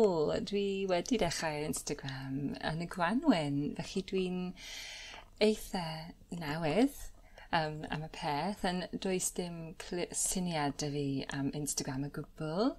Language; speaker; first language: Welsh; non-native, learner; English